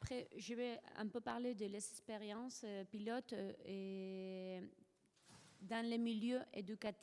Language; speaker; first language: French; non-native, fluent; Spanish